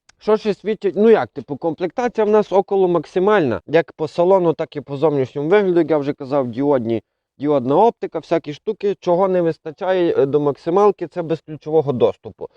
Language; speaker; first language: Ukrainian; native; Ukrainian